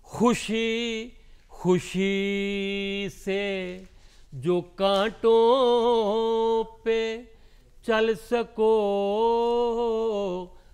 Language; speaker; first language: Hindi; non-native, local second language; Punjabi